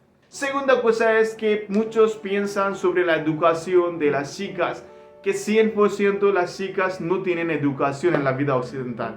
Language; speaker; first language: Spanish; non-native, learner; Hindi